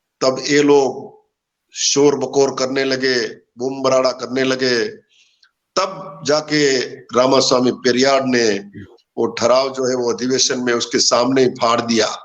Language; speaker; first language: Hindi; non-native, local second language; Gujarati